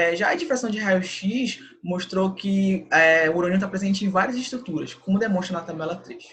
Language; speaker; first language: Portuguese; native; Portuguese